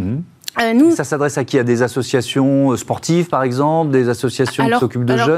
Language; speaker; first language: French; native; French